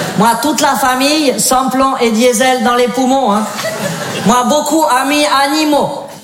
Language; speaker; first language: French; native; French